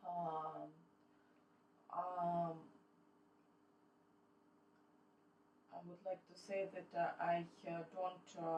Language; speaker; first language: English; non-native, learner; Russian